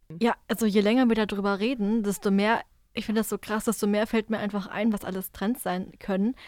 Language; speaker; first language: German; native; German